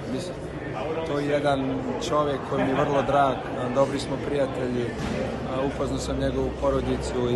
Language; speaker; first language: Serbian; early bilingual, heritage; Slovenian